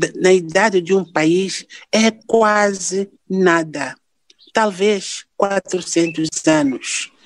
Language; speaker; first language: Portuguese; non-native, local second language; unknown